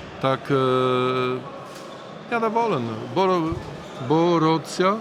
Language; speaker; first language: Ukrainian; non-native, learner; Polish